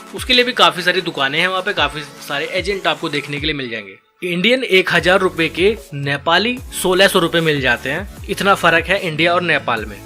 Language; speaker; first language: Hindi; native; Hindi